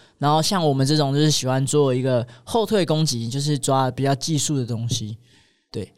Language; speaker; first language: Chinese; native; Chinese